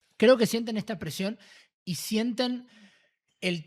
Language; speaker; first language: Spanish; native; Spanish